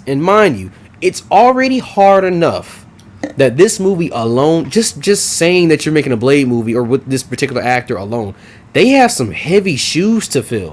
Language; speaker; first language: English; native; English